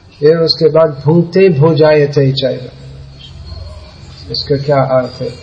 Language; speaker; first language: Hindi; non-native, fluent; English